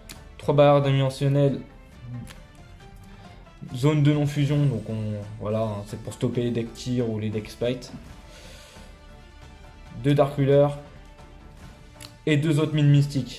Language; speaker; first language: French; native; French